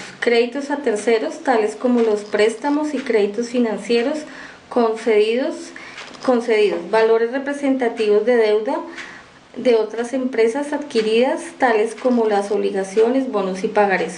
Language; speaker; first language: Spanish; native; Spanish